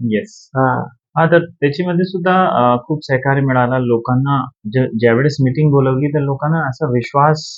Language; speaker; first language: Marathi; non-native, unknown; Urdu